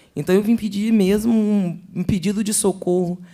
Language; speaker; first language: Portuguese; native; Portuguese